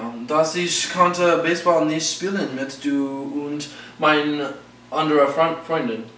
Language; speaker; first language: German; non-native, learner; English